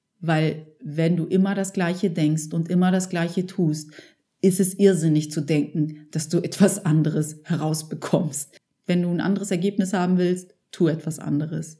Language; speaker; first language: German; early bilingual, other home language; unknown